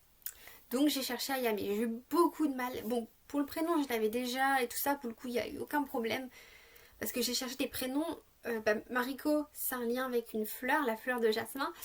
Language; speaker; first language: French; native; French